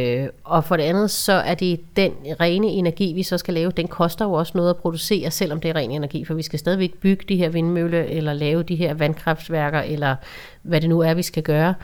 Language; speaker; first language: Danish; native; Danish